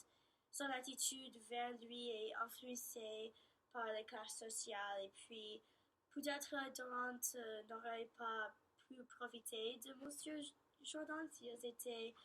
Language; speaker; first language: French; non-native, learner; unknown